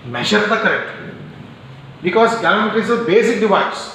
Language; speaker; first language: English; non-native, local second language; Kannada